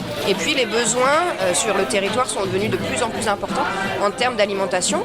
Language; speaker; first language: French; native; French